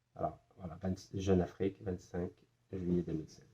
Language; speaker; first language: French; non-native, local second language; Arabic